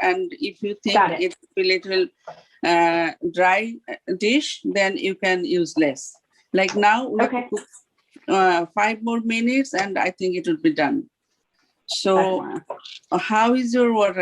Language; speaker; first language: English; non-native, fluent; Bangla